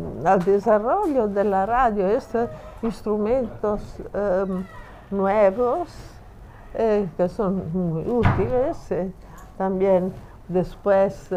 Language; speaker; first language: Spanish; non-native, fluent; Italian